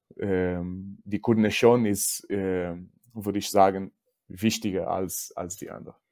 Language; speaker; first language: German; non-native, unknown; Portuguese